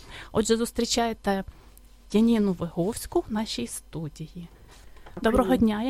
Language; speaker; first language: Ukrainian; native; Ukrainian